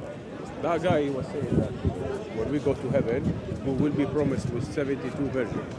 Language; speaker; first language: English; non-native, fluent; Arabic